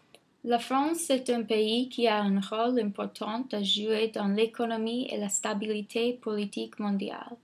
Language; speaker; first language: French; non-native, fluent; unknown